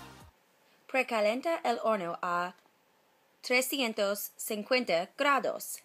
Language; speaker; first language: Spanish; non-native, learner; English